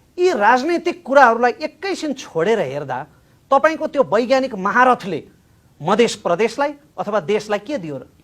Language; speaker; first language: Nepali; native; Nepali